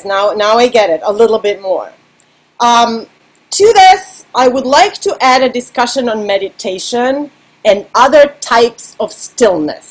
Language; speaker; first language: English; non-native, fluent; Serbian